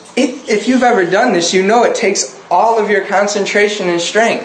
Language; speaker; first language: English; native; English